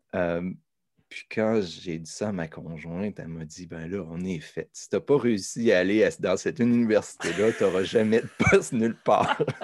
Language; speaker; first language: French; native; French